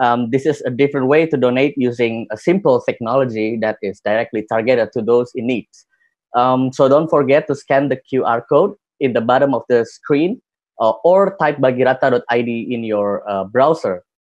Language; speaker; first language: English; non-native, fluent; Indonesian